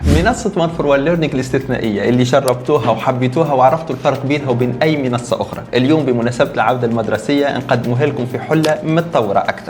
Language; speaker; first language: Arabic; native; Arabic